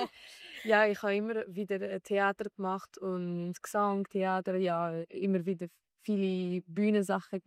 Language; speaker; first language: German; non-native, local second language; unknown